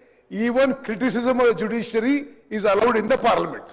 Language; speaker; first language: English; non-native, local second language; Telugu